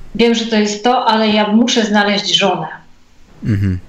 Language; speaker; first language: Polish; native; Polish